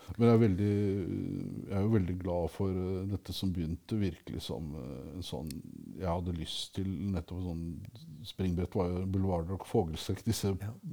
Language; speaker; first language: Norwegian; native; Norwegian